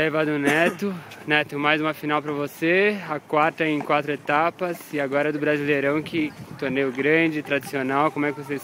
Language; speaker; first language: Portuguese; native; Portuguese